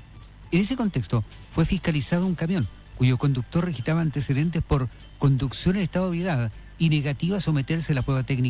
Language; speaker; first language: Spanish; native; Spanish